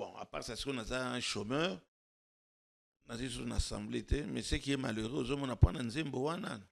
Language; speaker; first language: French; non-native, local second language; Lingala